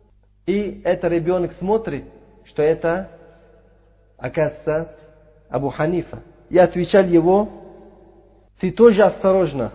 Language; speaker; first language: Russian; non-native, local second language; Uzbek